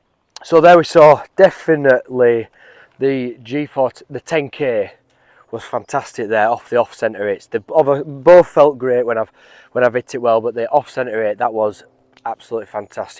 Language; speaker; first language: English; native; English